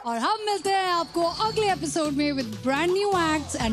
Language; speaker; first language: Hindi; native; Hindi